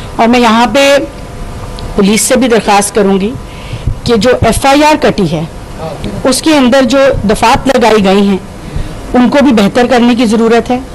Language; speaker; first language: Urdu; non-native, local second language; Punjabi